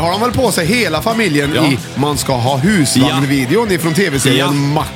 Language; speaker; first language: Swedish; native; Swedish